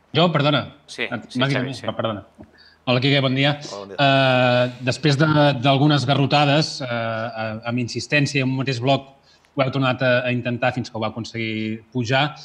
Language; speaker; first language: Catalan; native; Catalan